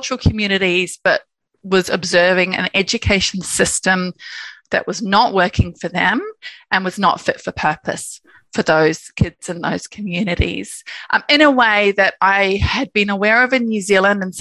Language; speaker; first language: English; native; English